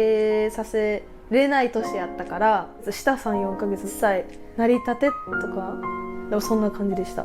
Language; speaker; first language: Japanese; native; Japanese